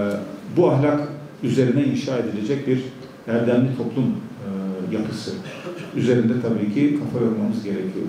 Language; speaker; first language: Turkish; native; Turkish